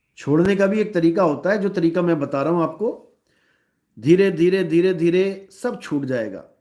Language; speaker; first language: Hindi; native; Hindi